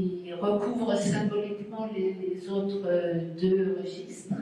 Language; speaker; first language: French; non-native, fluent; Spanish